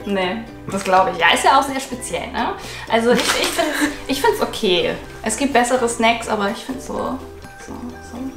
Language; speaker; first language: German; native; German